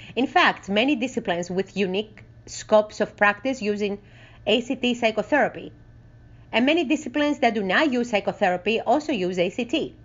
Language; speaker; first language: English; non-native, fluent; Greek